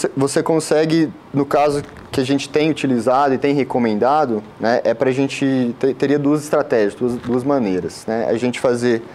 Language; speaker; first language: Portuguese; native; Portuguese